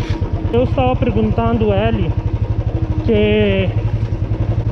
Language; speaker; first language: Portuguese; non-native, learner; Hindi